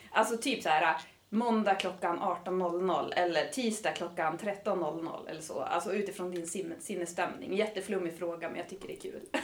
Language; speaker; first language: Swedish; native; Swedish